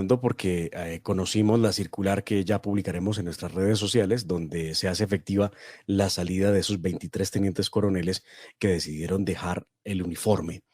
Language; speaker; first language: Spanish; native; Spanish